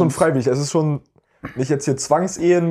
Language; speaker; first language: German; native; German